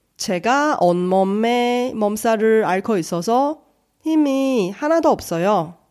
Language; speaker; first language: Korean; non-native, fluent; Chinese